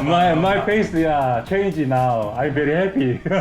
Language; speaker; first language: English; non-native, learner; Korean